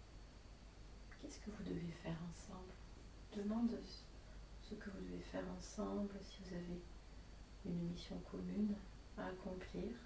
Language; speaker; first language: French; native; French